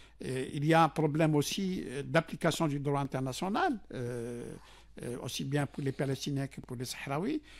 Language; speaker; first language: French; non-native, local second language; Arabic